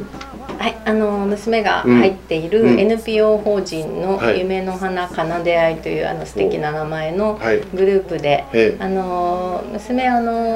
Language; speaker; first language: Japanese; native; Japanese